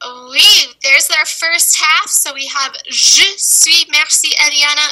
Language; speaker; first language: English; native; English